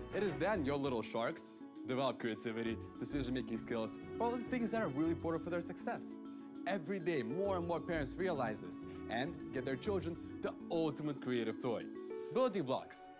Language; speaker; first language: English; early bilingual, other home language; Ukrainian